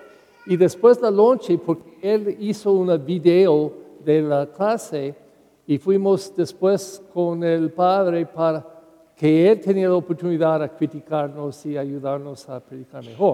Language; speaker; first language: Spanish; non-native, learner; English